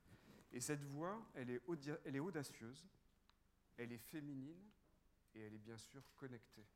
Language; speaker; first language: French; native; French